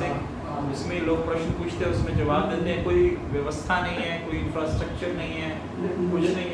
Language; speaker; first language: Hindi; native; Hindi